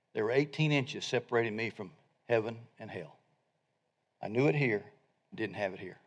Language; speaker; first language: English; native; English